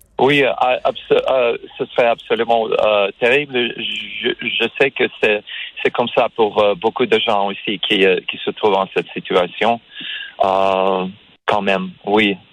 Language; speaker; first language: French; non-native, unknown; Russian